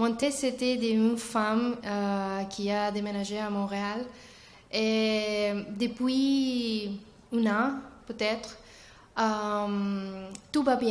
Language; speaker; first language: French; non-native, learner; Spanish